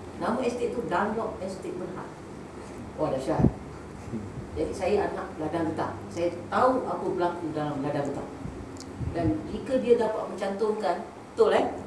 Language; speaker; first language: Malay; native; Malay